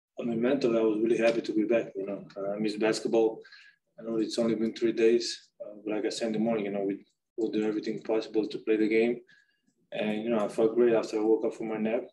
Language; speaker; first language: English; non-native, fluent; Slovenian